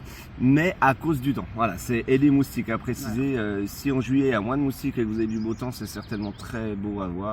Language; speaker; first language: French; native; French